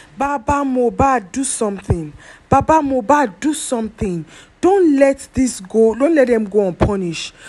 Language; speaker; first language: Nigerian Pidgin; native; Nigerian Pidgin